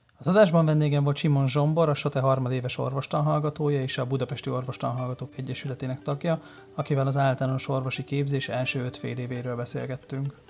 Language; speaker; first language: Hungarian; native; Hungarian